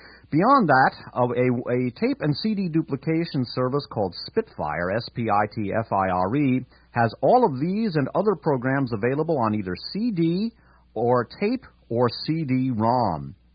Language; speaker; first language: English; native; English